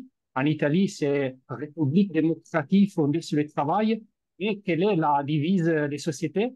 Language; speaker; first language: French; non-native, fluent; Italian